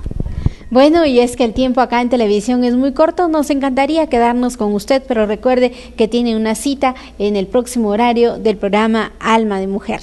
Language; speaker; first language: Spanish; native; Spanish